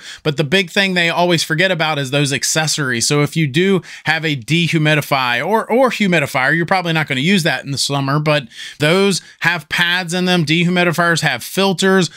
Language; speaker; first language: English; native; English